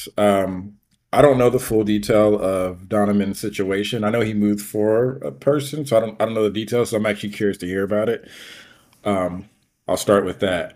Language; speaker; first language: English; native; English